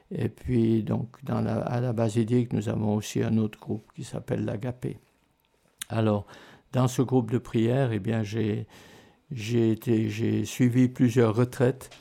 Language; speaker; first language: French; native; French